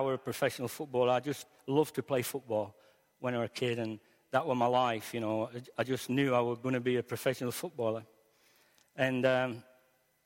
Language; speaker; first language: English; native; English